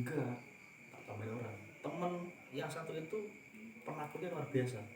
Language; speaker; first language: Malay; non-native, local second language; Javanese